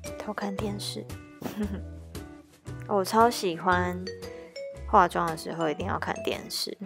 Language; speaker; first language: Chinese; native; Chinese